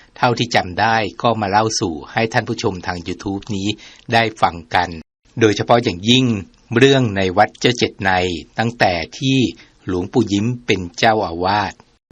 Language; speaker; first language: Thai; native; Thai